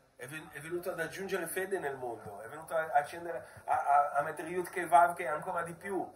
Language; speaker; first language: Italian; native; Italian